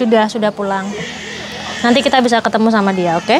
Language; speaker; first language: Indonesian; native; Indonesian